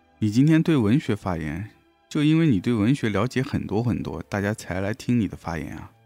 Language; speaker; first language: Chinese; native; Chinese